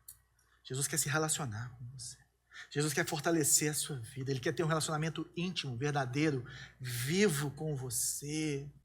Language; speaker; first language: Portuguese; native; Portuguese